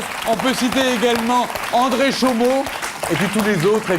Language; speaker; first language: French; native; French